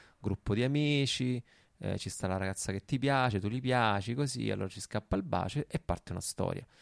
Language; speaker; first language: Italian; native; Italian